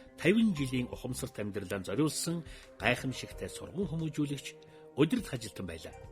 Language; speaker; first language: Mongolian; native; Mongolian